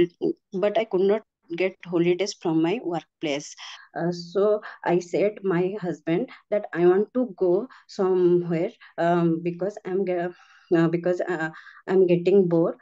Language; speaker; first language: English; non-native, learner; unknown